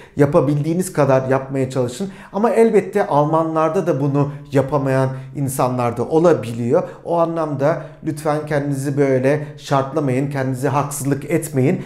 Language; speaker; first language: Turkish; native; Turkish